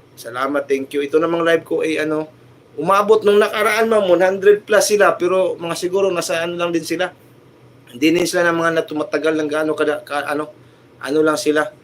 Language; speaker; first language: Filipino; non-native, local second language; Cebuano